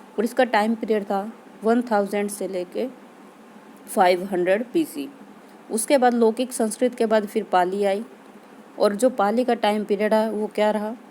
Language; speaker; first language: Hindi; native; Hindi